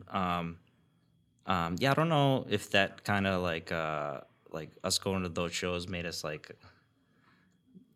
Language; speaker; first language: English; native; English